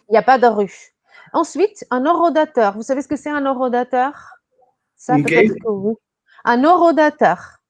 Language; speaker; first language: French; non-native, fluent; Portuguese